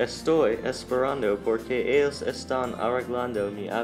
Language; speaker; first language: Spanish; non-native, learner; English